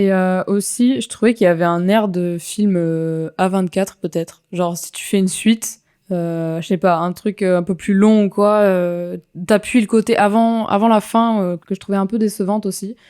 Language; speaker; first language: French; native; French